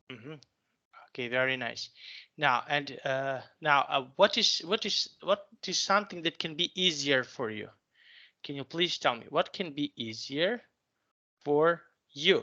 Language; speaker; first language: English; non-native, fluent; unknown